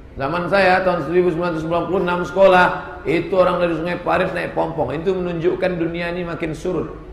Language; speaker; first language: Indonesian; native; Indonesian